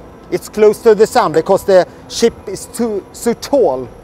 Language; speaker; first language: English; non-native, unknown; Swedish